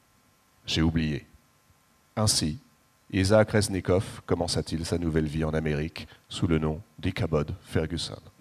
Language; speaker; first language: French; native; French